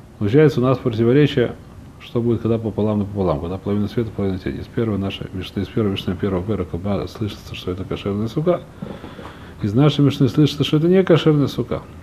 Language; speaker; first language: Russian; early bilingual, heritage; Russian